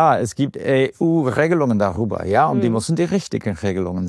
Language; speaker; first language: German; non-native, fluent; English